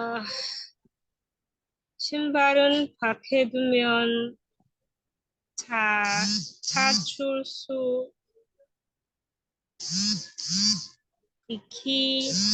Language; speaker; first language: Korean; non-native, learner; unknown